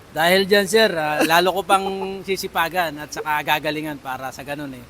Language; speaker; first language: Filipino; native; Filipino